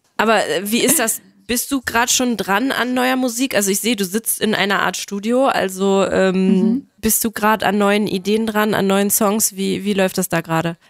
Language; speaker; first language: German; native; German